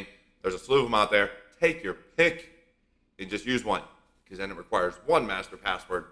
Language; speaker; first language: English; native; English